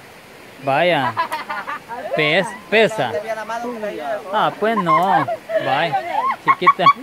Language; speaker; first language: Spanish; native; Spanish